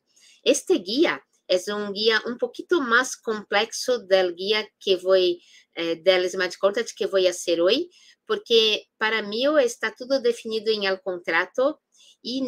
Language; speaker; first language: Spanish; non-native, fluent; Portuguese